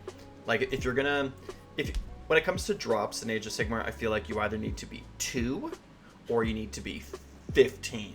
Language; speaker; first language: English; native; English